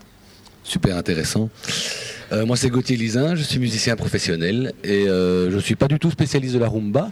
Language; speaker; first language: French; native; French